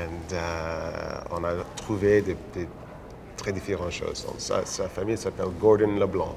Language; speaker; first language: French; non-native, local second language; English